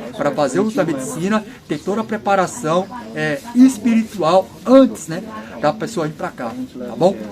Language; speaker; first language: Portuguese; non-native, local second language; Guarani